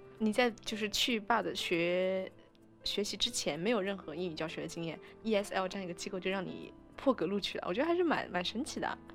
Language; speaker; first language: Chinese; native; Chinese